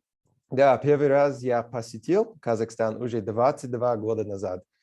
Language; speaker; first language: Russian; non-native, fluent; English